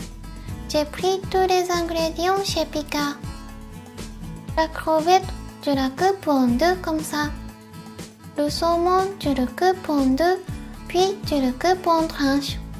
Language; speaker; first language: French; non-native, fluent; Japanese